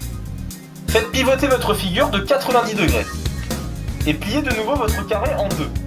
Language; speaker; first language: French; native; French